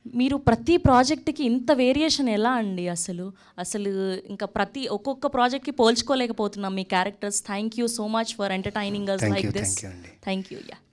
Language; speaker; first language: Telugu; native; Telugu